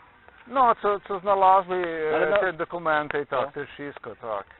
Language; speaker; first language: Polish; non-native, learner; Slovenian